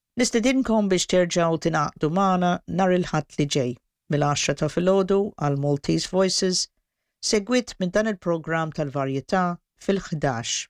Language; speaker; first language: Maltese; native; Maltese